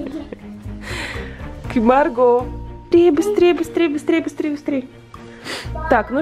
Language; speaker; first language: Russian; native; Russian